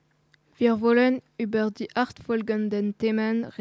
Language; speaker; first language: German; non-native, learner; French